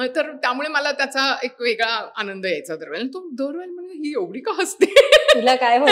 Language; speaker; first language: Marathi; native; Marathi